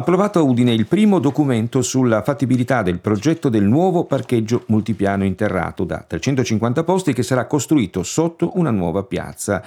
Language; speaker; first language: Italian; native; Italian